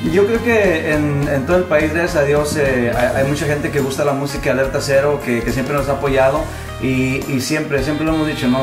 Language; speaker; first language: Spanish; native; Spanish